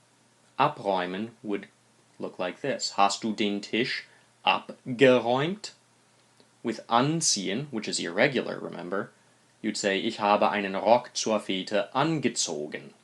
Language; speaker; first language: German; non-native, fluent; English